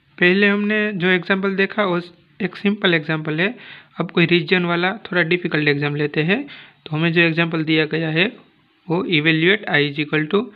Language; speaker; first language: Hindi; non-native, local second language; Gujarati